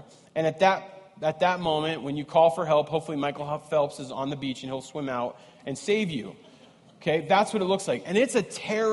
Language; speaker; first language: English; native; English